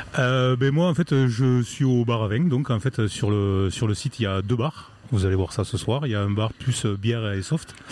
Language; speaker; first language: French; native; French